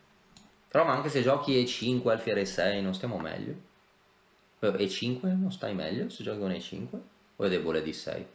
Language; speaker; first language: Italian; native; Italian